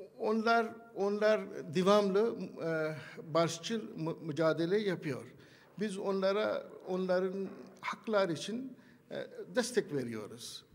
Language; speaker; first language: Turkish; non-native, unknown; Urdu